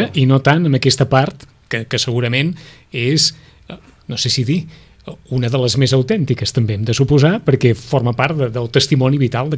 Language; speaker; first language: Catalan; native; Catalan